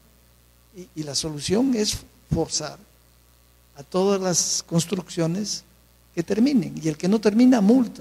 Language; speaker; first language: Spanish; native; Spanish